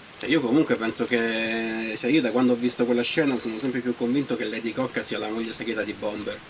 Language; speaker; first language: Italian; native; Italian